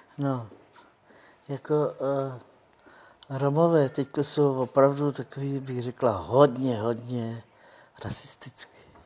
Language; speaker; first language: Czech; non-native, local second language; Romany